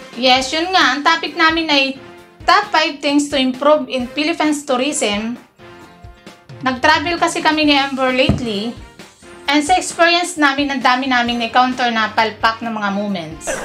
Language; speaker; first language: Filipino; native; Filipino